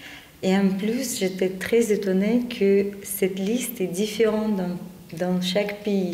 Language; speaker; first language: French; non-native, fluent; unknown